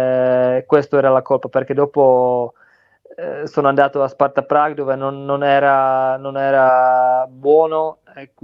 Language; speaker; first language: Italian; non-native, learner; Czech